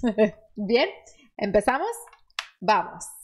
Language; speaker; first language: Spanish; non-native, fluent; Portuguese